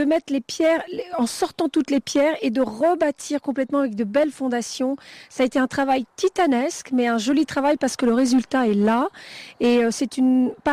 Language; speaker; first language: French; native; French